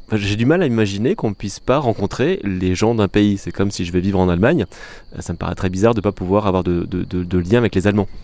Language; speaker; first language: French; native; French